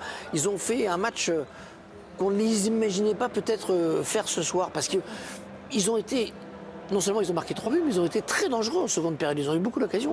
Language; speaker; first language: French; native; French